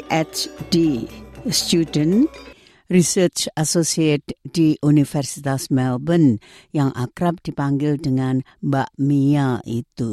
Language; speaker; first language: Indonesian; native; Indonesian